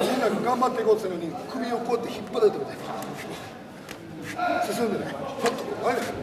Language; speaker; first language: Japanese; native; Japanese